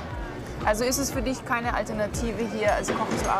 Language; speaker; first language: German; native; German